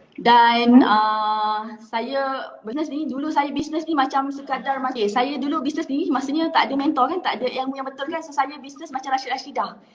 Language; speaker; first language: Malay; native; Malay